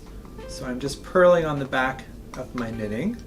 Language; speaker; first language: English; native; English